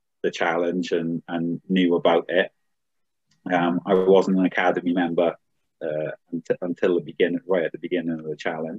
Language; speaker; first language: English; native; English